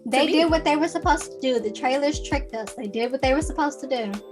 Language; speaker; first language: English; native; English